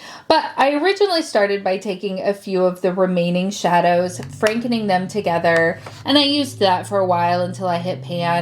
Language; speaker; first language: English; native; English